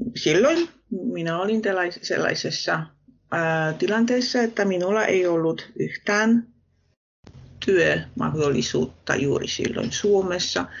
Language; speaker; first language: Finnish; non-native, fluent; Polish